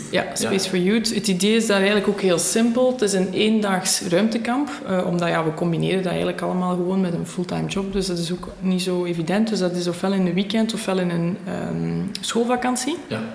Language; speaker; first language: Dutch; native; Dutch